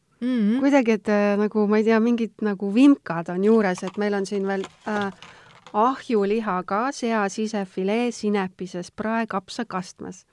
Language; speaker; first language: Estonian; native; Estonian